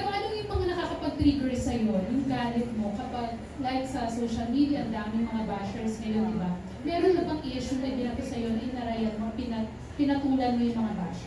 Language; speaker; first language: Filipino; native; Filipino